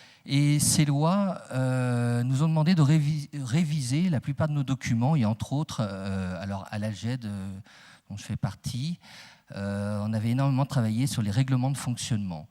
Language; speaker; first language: French; native; French